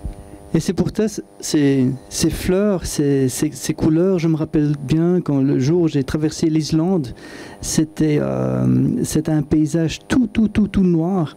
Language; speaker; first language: French; non-native, local second language; Dutch